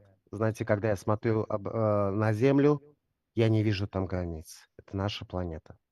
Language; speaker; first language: Russian; native; Russian